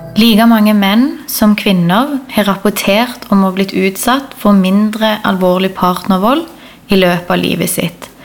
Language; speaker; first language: Norwegian; native; Norwegian